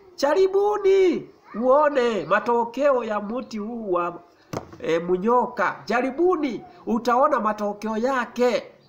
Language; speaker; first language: Swahili; non-native, local second language; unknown